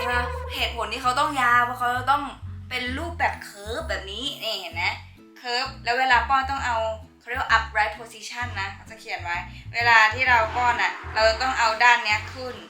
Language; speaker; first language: Thai; native; Thai